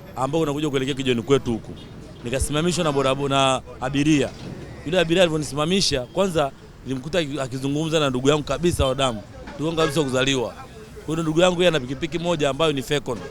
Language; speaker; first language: Swahili; non-native, local second language; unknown